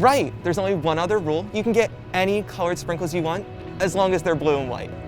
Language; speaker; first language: English; native; English